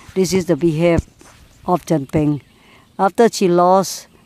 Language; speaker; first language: English; non-native, learner; Thai